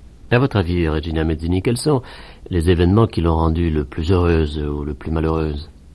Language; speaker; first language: French; native; French